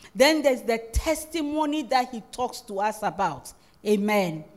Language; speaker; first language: English; non-native, local second language; Akan